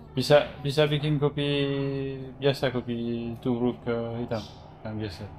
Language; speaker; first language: Indonesian; non-native, learner; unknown